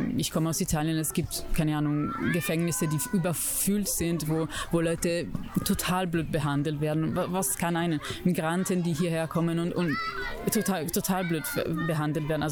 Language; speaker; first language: German; non-native, fluent; Italian